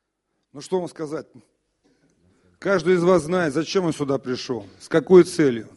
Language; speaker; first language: Russian; native; Russian